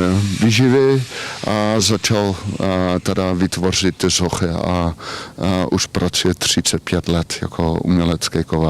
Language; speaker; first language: Czech; non-native, learner; Dutch